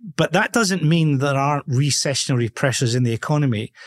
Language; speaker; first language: English; native; English